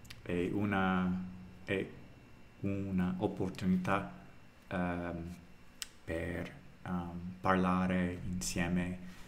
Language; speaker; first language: Italian; non-native, learner; English